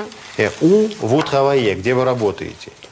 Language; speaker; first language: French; non-native, fluent; Russian